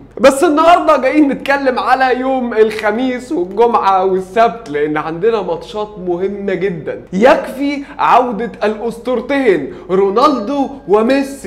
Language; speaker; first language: Arabic; native; Arabic